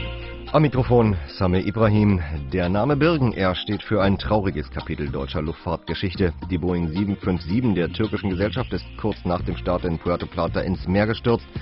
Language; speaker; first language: German; native; German